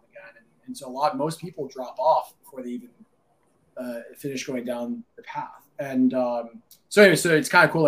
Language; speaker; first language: English; native; English